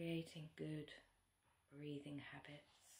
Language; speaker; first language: English; native; English